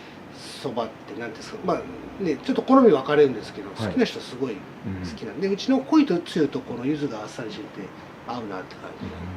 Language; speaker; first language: Japanese; native; Japanese